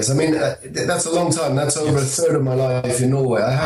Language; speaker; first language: English; native; English